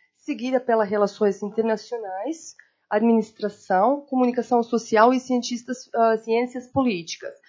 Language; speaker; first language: Portuguese; non-native, fluent; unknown